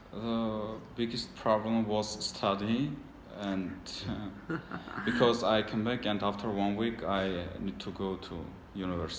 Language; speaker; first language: English; non-native, learner; Armenian